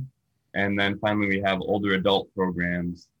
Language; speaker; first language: English; native; English